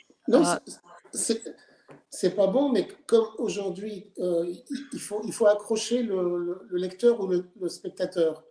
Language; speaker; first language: French; native; French